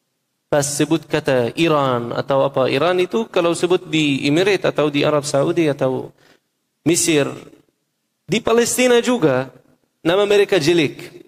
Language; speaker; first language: Indonesian; non-native, fluent; Arabic